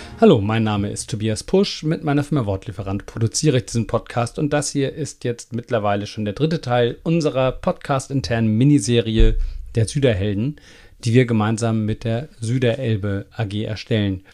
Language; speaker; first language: German; native; German